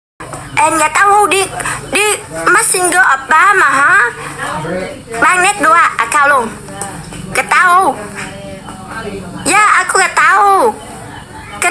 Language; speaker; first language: Indonesian; non-native, learner; Vietnamese